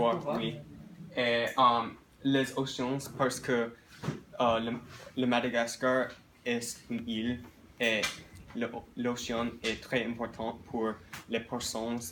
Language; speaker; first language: French; non-native, learner; English